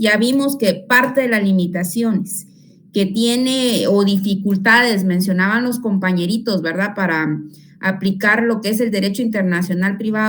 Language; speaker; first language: Spanish; native; Spanish